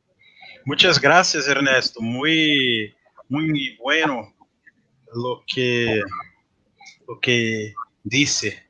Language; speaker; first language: Spanish; non-native, learner; Portuguese